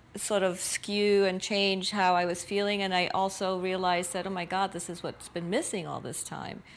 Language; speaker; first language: English; native; English